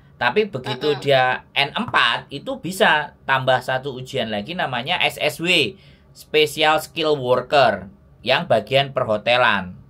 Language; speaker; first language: Indonesian; native; Indonesian